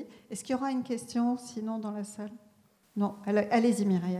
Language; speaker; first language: French; native; French